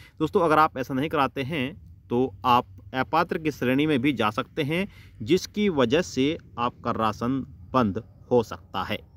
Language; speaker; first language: Hindi; native; Hindi